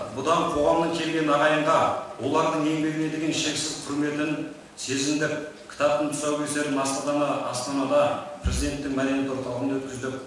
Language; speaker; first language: Kazakh; early bilingual, heritage; Kazakh